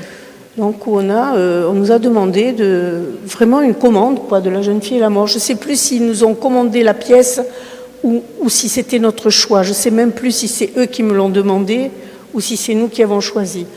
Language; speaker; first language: French; early bilingual, other home language; Spanish